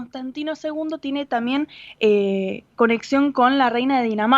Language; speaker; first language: Spanish; native; Spanish